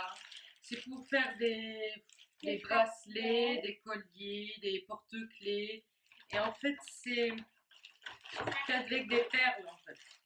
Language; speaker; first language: French; native; French